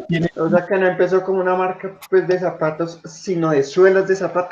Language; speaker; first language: Spanish; native; Spanish